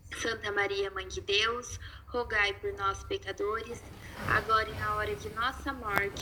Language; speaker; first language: Portuguese; native; Portuguese